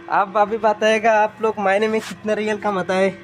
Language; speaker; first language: Hindi; non-native, learner; Bangla